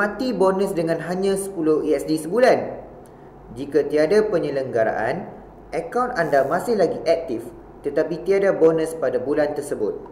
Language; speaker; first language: Malay; native; Malay